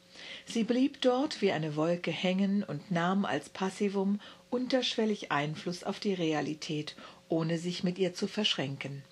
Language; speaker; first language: German; native; German